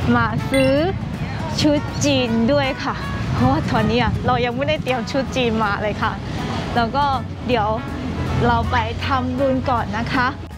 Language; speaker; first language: Thai; non-native, fluent; Chinese